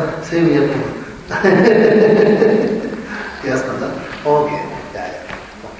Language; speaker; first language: Russian; non-native, learner; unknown